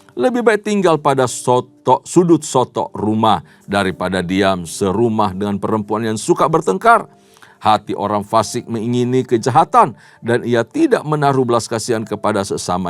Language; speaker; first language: Indonesian; native; Indonesian